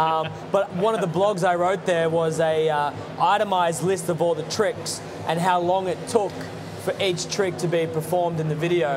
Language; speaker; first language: English; native; English